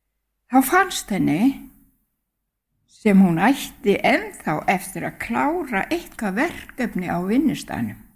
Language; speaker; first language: Icelandic; native; Icelandic